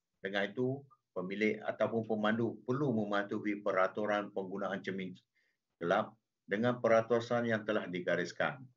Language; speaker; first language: Malay; non-native, local second language; Chinese